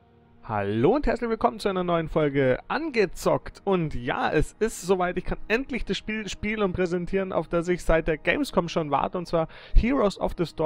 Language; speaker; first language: German; native; German